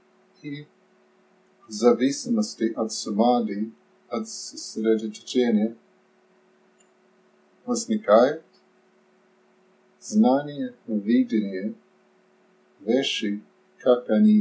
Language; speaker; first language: Russian; non-native, fluent; English